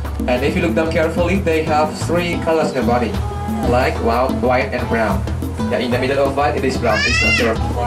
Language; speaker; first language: English; non-native, fluent; Indonesian